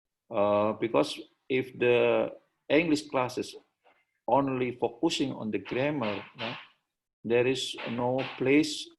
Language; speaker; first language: English; non-native, learner; Indonesian